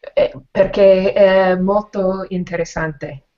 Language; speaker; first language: Italian; non-native, learner; English